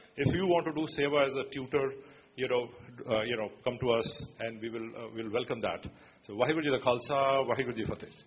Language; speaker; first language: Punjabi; early bilingual, other home language; English